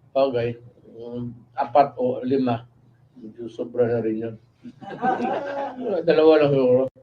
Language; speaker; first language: Filipino; non-native, local second language; Cebuano